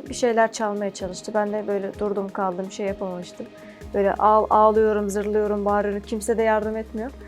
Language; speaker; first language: Turkish; early bilingual, other home language; Arabic